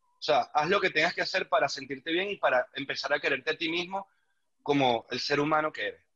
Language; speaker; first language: Spanish; native; Spanish